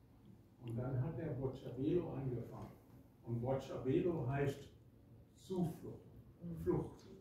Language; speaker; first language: German; early bilingual, heritage; German